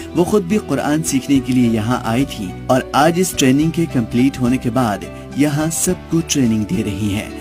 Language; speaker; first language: Urdu; native; Urdu